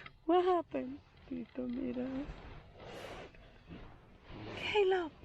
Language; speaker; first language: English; non-native, learner; Spanish